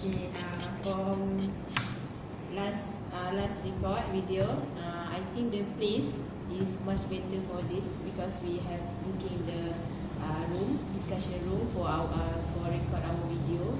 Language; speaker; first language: English; non-native, local second language; Malay